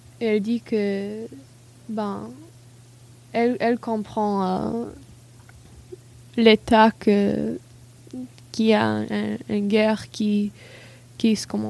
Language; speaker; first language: French; non-native, learner; English